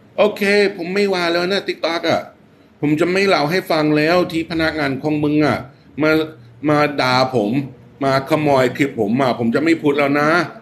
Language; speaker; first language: Thai; non-native, fluent; English